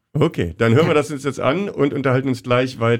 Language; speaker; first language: German; native; German